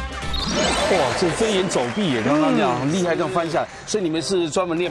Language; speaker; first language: Chinese; native; Chinese